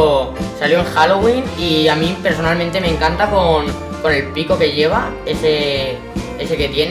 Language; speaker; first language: Spanish; native; Spanish